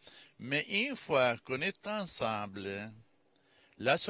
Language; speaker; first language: French; non-native, fluent; English